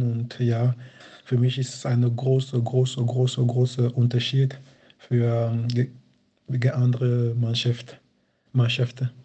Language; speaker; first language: German; non-native, fluent; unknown